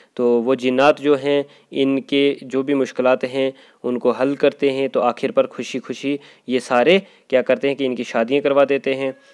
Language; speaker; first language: Urdu; non-native, local second language; Kashmiri